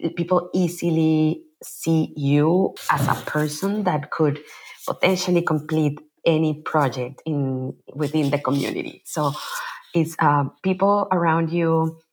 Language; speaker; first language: English; non-native, fluent; Spanish